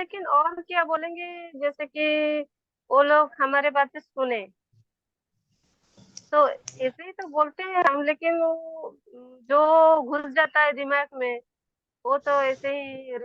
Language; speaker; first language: Hindi; non-native, local second language; Odia